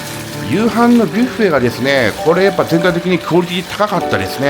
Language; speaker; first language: Japanese; native; Japanese